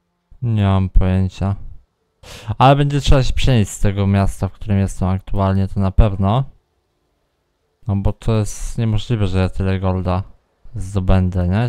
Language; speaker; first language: Polish; native; Polish